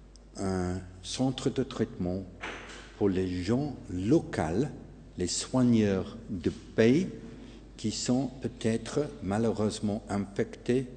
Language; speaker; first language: French; non-native, fluent; English